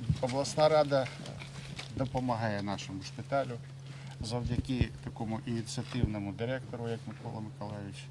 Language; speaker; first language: Ukrainian; native; Ukrainian